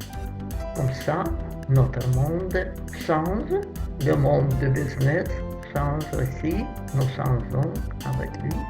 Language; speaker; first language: French; non-native, fluent; Russian